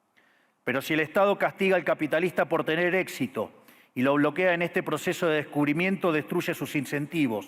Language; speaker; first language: Spanish; native; Spanish